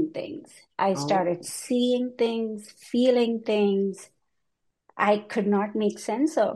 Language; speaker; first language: English; non-native, local second language; Hindi